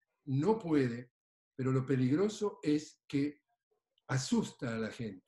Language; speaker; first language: Spanish; native; Spanish